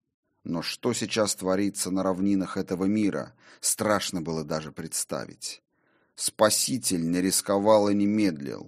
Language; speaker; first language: Russian; native; Russian